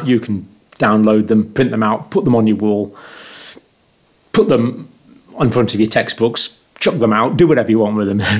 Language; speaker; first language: English; native; English